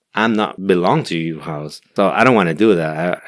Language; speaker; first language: English; non-native, learner; Spanish